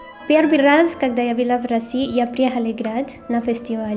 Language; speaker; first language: Russian; non-native, fluent; Spanish